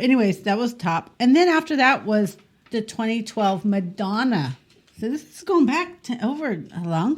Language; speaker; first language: English; native; English